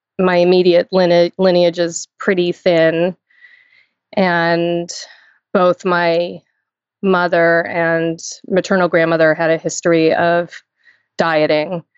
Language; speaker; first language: English; native; English